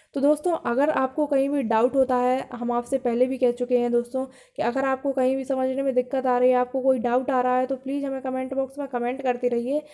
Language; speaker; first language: Hindi; native; Hindi